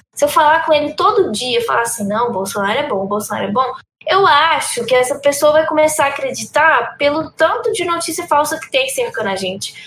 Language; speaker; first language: Portuguese; early bilingual, heritage; Portuguese